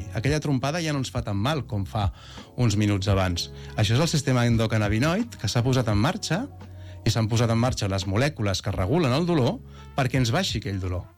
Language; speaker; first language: Catalan; native; Catalan